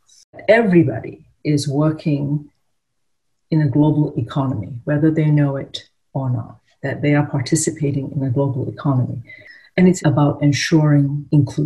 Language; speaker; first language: English; native; English